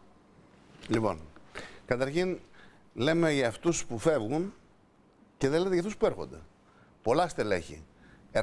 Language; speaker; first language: Greek; native; Greek